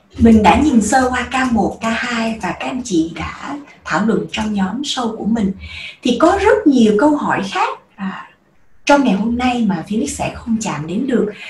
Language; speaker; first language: Vietnamese; native; Vietnamese